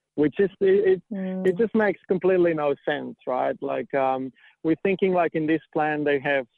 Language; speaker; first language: English; non-native, fluent; Catalan